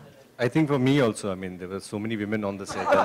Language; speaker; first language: English; non-native, local second language; Hindi